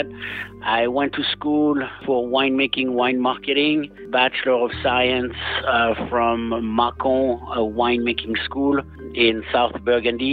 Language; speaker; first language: English; non-native, fluent; French